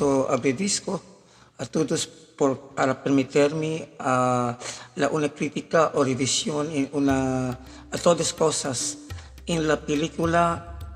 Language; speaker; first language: Spanish; non-native, learner; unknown